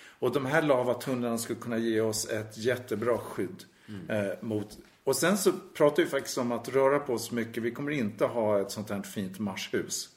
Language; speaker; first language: Swedish; native; Swedish